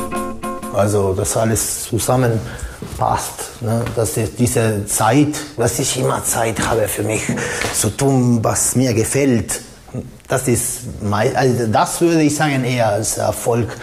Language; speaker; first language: German; non-native, fluent; Spanish